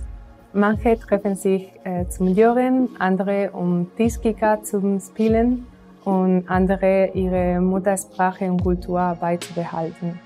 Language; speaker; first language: German; non-native, fluent; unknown